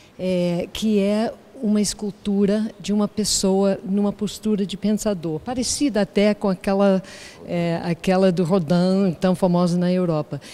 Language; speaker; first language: Portuguese; native; Portuguese